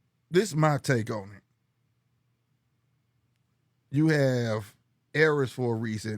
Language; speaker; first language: English; native; English